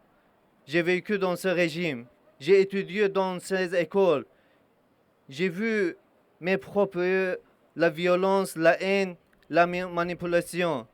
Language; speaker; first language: French; non-native, learner; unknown